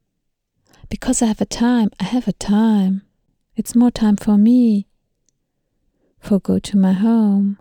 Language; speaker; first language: English; non-native, learner; Thai